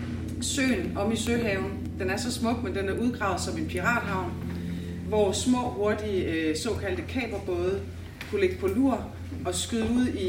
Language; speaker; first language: Danish; native; Danish